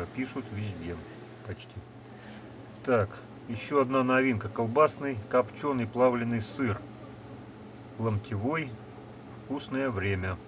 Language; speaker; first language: Russian; native; Russian